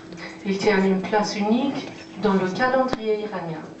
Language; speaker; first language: French; non-native, fluent; Persian